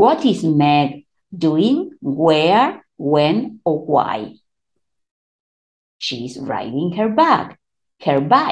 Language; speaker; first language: English; non-native, fluent; Spanish